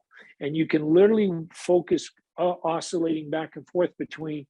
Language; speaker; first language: English; native; English